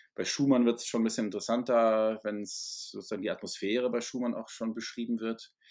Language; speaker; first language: German; native; German